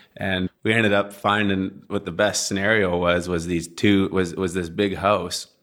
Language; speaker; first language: English; native; English